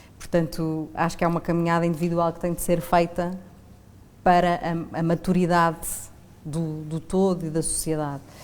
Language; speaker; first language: Portuguese; native; Portuguese